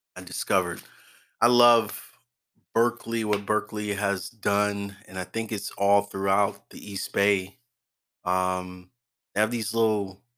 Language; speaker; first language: English; native; English